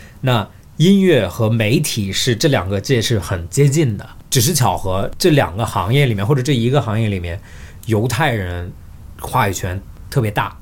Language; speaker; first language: Chinese; early bilingual, heritage; Chinese